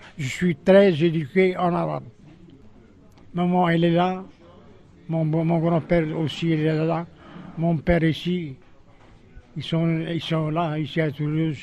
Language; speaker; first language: French; non-native, local second language; Arabic